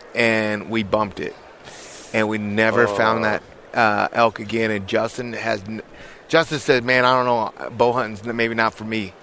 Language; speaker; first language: English; native; English